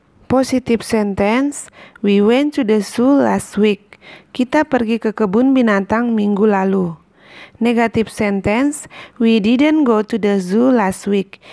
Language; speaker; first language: English; non-native, fluent; Indonesian